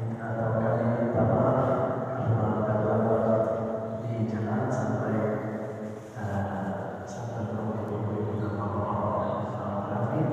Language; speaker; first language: Indonesian; non-native, learner; Arabic